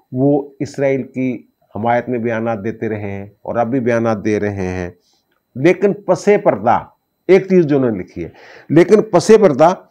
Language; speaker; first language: Urdu; non-native, local second language; Punjabi